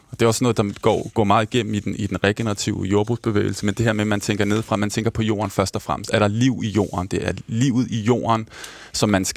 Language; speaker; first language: Danish; native; Danish